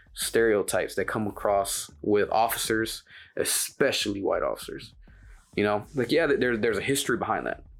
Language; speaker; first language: English; native; English